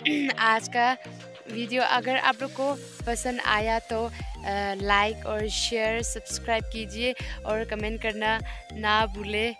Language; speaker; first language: Hindi; non-native, local second language; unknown